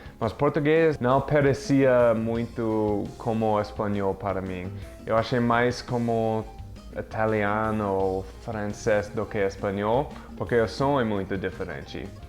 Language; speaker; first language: Portuguese; non-native, fluent; English